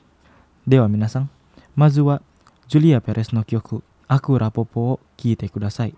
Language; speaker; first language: Japanese; non-native, fluent; Indonesian